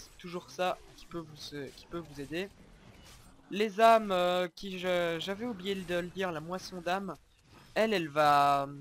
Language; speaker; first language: French; native; French